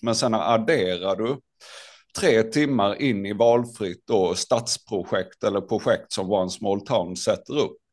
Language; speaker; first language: Swedish; native; Swedish